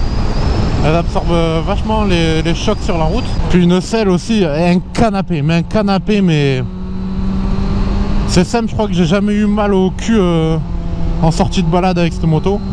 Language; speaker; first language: French; native; French